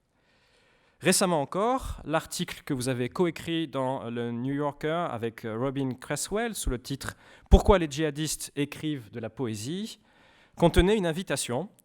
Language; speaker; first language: French; native; French